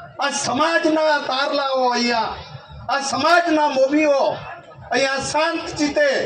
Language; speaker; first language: Gujarati; non-native, local second language; Kukna